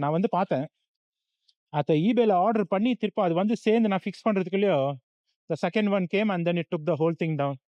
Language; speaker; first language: English; non-native, local second language; Tamil